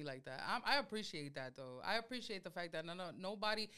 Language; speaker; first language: English; early bilingual, other home language; Spanish